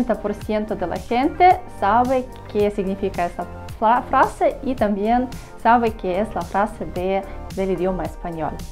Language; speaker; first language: Spanish; non-native, learner; Russian